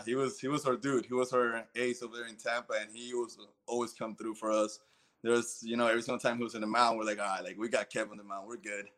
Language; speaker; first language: English; early bilingual, other home language; Spanish